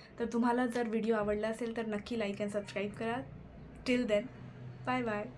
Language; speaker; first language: Marathi; non-native, local second language; Hindi